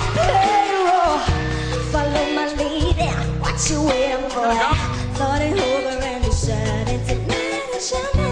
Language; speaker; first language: English; native; English